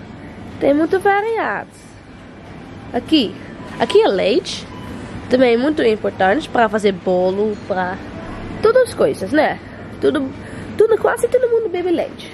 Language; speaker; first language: Portuguese; non-native, learner; Dutch